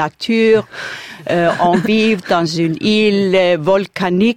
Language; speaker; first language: French; non-native, learner; Icelandic